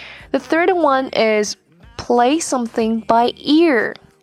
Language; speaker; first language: English; non-native, fluent; Chinese